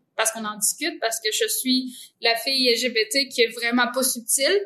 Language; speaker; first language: French; native; French